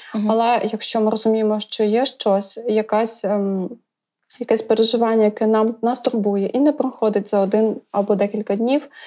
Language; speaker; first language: Ukrainian; native; Ukrainian